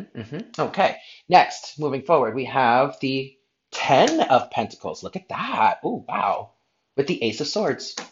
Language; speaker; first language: English; native; English